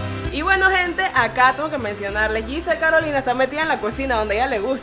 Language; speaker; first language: Spanish; native; Spanish